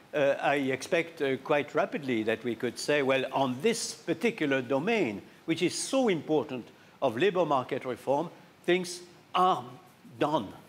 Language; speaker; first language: English; non-native, fluent; French